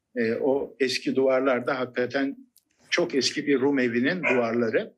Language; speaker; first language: Turkish; native; Turkish